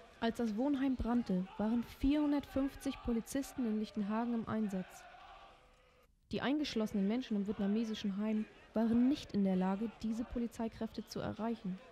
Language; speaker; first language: German; native; German